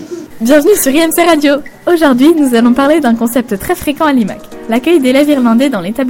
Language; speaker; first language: French; native; French